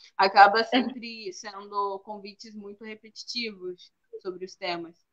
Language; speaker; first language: Portuguese; native; Portuguese